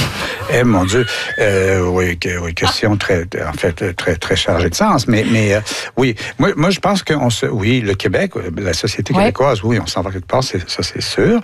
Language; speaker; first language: French; native; French